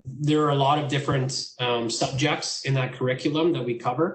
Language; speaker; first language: English; native; English